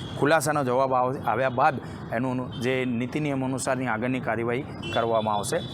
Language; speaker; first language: Gujarati; native; Gujarati